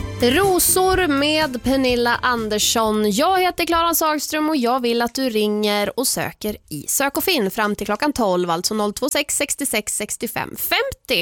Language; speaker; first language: Swedish; native; Swedish